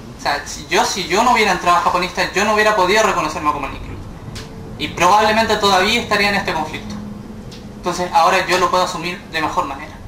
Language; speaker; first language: Spanish; native; Spanish